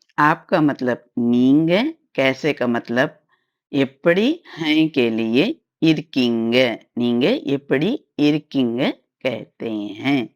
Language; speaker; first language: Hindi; non-native, local second language; Tamil